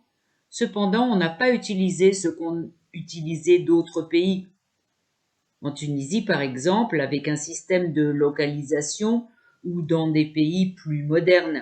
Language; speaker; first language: French; non-native, local second language; Arabic